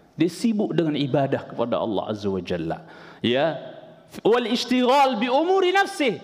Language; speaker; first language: Indonesian; non-native, local second language; Sundanese